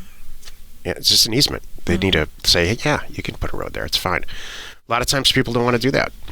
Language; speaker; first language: English; native; English